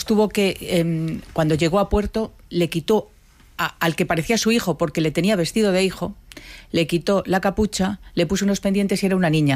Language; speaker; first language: Spanish; native; Spanish